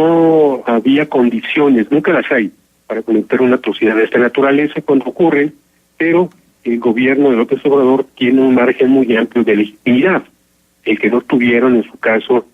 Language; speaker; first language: Spanish; native; Spanish